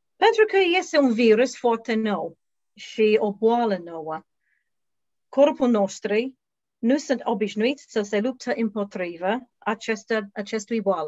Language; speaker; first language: Romanian; non-native, learner; English